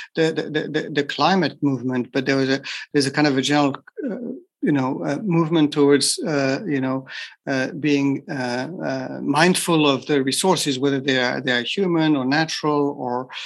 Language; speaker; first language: English; non-native, fluent; French